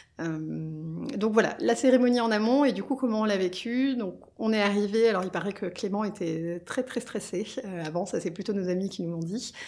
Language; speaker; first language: French; native; French